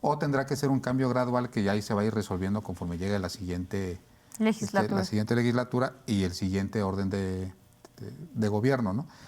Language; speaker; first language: Spanish; native; Spanish